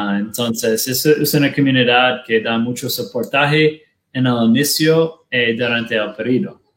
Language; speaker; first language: Spanish; non-native, learner; Portuguese